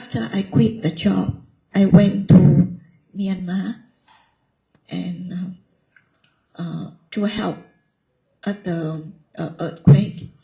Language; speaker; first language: English; non-native, learner; Vietnamese